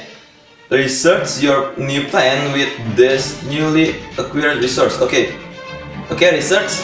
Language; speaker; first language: English; non-native, learner; Indonesian